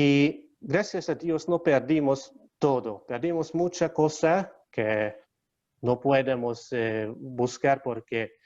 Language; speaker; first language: Spanish; non-native, learner; Hungarian